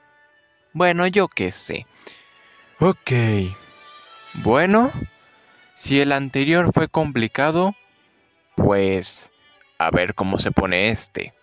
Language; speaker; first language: Spanish; native; Spanish